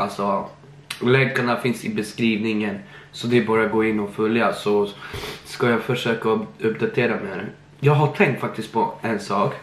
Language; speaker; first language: Swedish; early bilingual, other home language; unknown